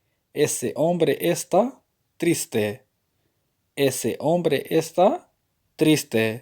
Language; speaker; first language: Spanish; non-native, fluent; Urdu